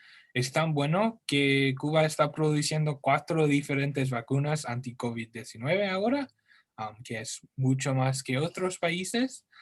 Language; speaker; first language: Spanish; non-native, learner; English